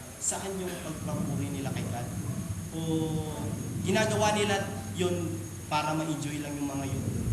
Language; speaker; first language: Filipino; non-native, local second language; Cebuano